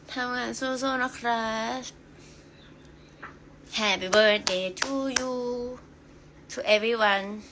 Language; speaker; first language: English; non-native, learner; Thai